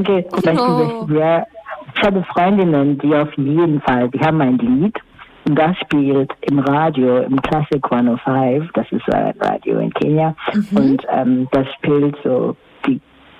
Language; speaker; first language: German; non-native, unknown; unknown